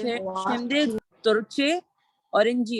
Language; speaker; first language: Turkish; non-native, learner; Urdu